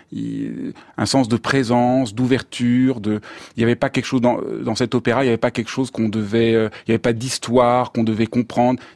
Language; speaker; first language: French; native; French